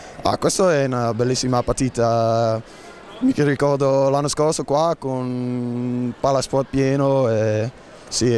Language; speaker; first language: Italian; non-native, fluent; Dutch